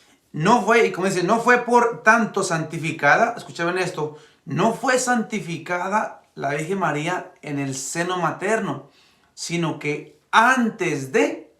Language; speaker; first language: Spanish; native; Spanish